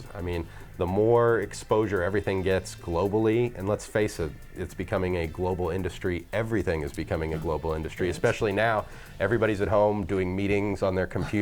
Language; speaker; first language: English; native; English